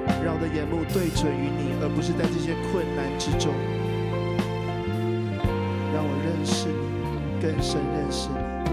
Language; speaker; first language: Chinese; native; Chinese